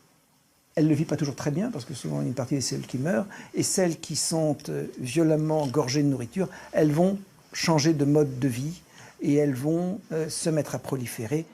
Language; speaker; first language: French; native; French